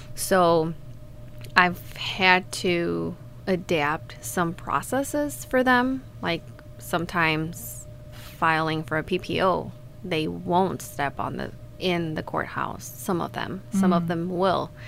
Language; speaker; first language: English; non-native, fluent; Spanish